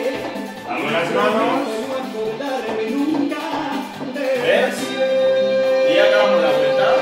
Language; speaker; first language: Spanish; native; Spanish